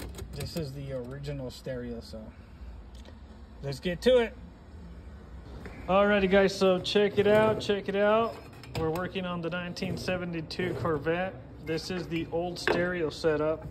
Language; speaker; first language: English; native; English